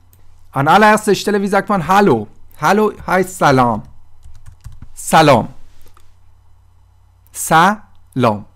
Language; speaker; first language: German; non-native, fluent; Persian